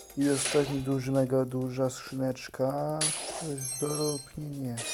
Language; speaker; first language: Polish; native; Polish